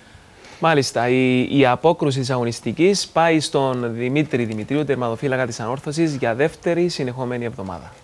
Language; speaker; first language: Greek; native; Greek